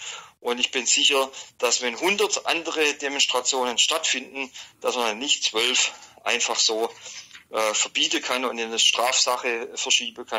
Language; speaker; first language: German; native; German